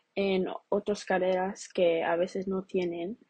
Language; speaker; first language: Spanish; early bilingual, heritage; Spanish